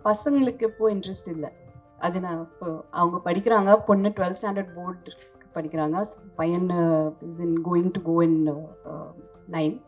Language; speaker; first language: Tamil; non-native, fluent; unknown